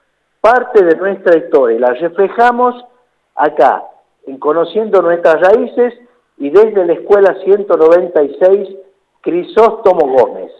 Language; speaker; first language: Spanish; native; Spanish